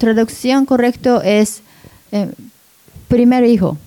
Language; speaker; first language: Spanish; non-native, learner; Japanese